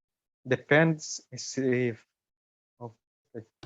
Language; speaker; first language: English; non-native, learner; Spanish